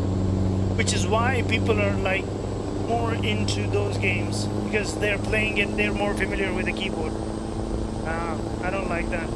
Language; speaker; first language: English; non-native, local second language; Pashto